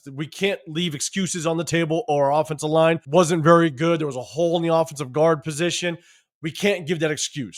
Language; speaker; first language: English; native; English